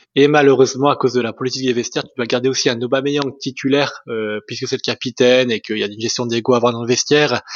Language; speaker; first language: French; native; French